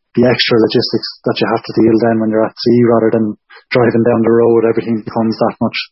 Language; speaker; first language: English; native; English